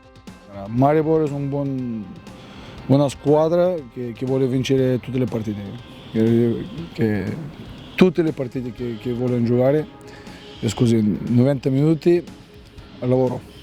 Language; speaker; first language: Italian; non-native, learner; Bulgarian